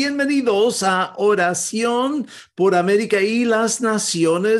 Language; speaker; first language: Spanish; non-native, fluent; English